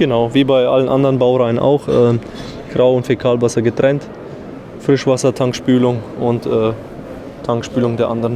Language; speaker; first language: German; native; German